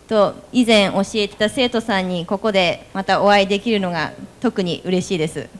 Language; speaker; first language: Japanese; native; Japanese